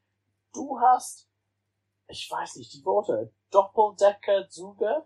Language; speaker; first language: German; non-native, learner; English